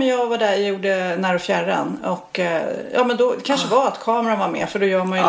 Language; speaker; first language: Swedish; native; Swedish